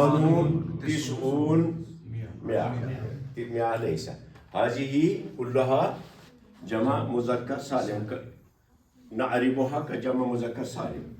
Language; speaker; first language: Arabic; non-native, fluent; Kashmiri